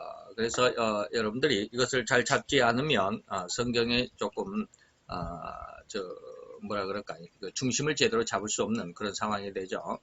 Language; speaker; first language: Korean; native; Korean